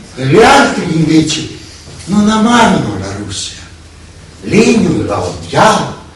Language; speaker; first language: Italian; non-native, fluent; Russian